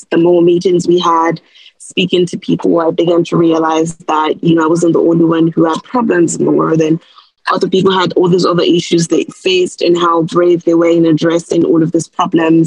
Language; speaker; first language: English; non-native, local second language; Yoruba